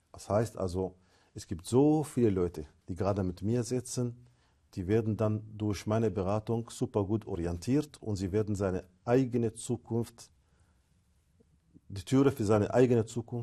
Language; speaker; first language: German; non-native, fluent; Arabic